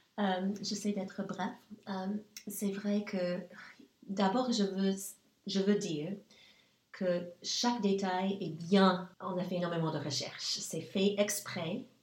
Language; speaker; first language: French; non-native, fluent; English